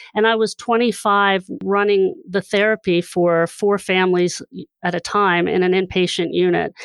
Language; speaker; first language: English; native; English